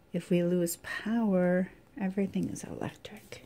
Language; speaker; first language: English; native; English